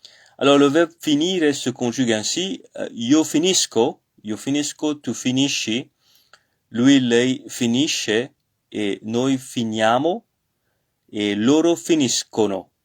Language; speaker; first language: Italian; non-native, learner; French